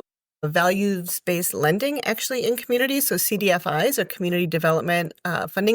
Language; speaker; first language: English; native; English